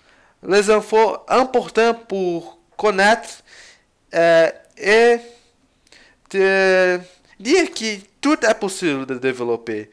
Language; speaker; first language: French; non-native, learner; Portuguese